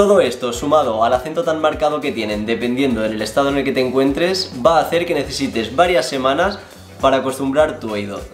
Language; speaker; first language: Spanish; native; Spanish